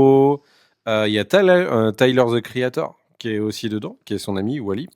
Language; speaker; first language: French; native; French